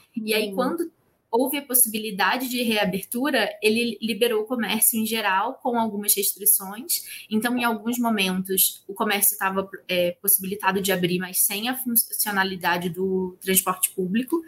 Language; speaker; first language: Portuguese; native; Portuguese